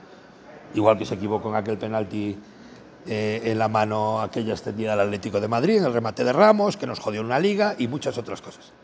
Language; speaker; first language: Spanish; native; Spanish